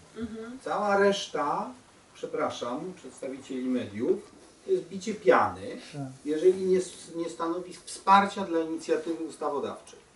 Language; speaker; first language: Polish; native; Polish